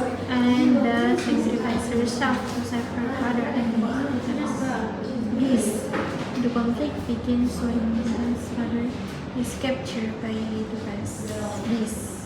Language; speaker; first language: English; non-native, learner; Indonesian